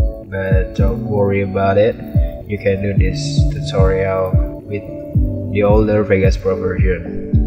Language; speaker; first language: English; non-native, fluent; Indonesian